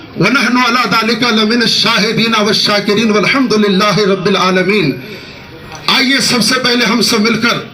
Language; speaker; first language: Urdu; native; Urdu